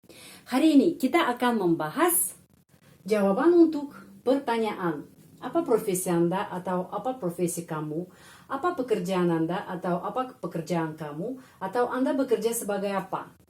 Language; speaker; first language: Indonesian; non-native, fluent; Russian